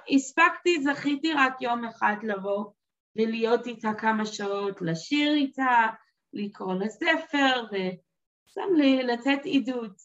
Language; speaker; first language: Hebrew; non-native, fluent; English